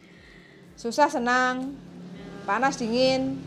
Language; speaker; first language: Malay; non-native, local second language; Javanese